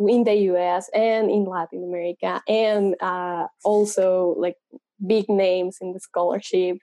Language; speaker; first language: English; non-native, fluent; Spanish